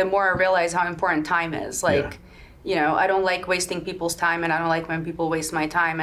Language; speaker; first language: English; non-native, fluent; Swedish